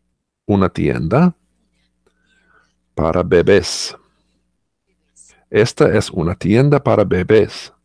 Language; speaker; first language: Spanish; non-native, learner; English